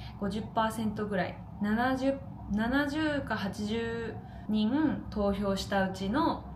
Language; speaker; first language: Japanese; native; Japanese